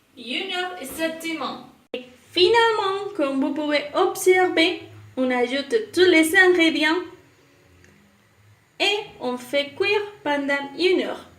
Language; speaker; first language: French; non-native, learner; Spanish